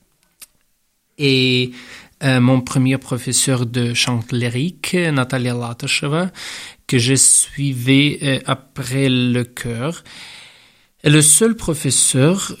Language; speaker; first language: French; non-native, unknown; Russian